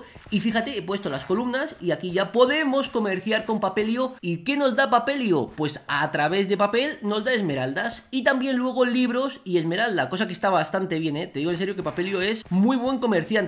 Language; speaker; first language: Spanish; native; Spanish